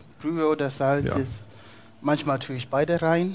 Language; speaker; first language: German; non-native, fluent; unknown